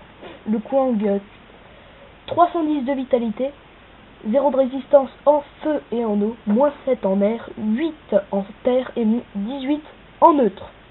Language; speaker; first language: French; native; French